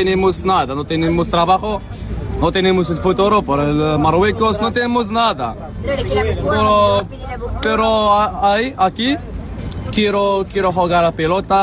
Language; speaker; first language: Spanish; non-native, learner; Arabic